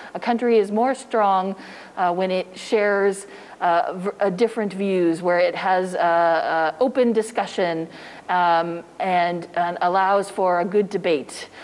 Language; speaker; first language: English; native; English